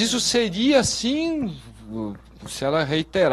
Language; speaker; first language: Portuguese; native; Portuguese